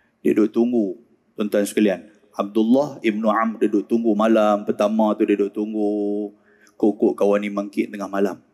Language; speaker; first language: Malay; native; Malay